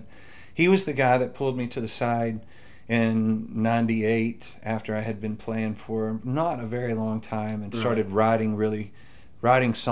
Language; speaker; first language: English; native; English